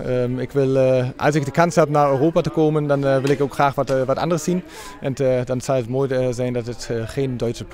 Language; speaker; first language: Dutch; non-native, fluent; German